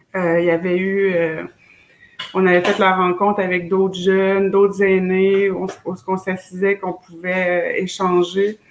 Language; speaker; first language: French; native; French